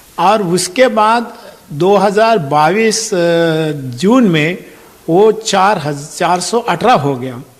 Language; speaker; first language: Hindi; non-native, local second language; Marathi